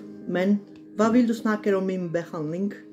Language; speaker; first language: Norwegian; non-native, learner; Bosnian